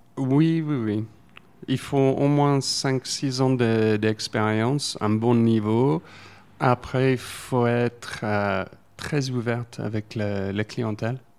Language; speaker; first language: French; non-native, fluent; English